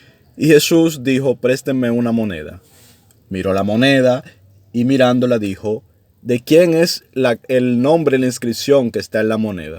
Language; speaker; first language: Spanish; native; Spanish